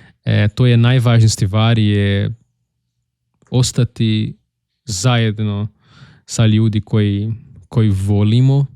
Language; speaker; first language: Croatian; non-native, learner; Portuguese